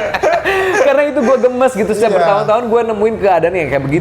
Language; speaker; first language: Indonesian; native; Indonesian